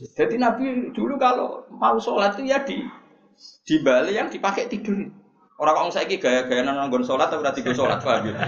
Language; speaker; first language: Indonesian; non-native, local second language; Javanese